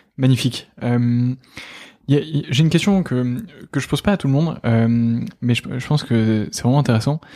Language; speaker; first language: French; native; French